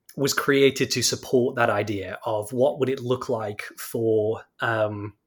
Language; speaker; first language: English; native; English